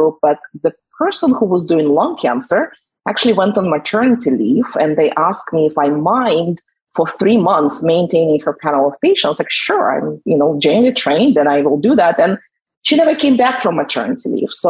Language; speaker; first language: English; non-native, fluent; Russian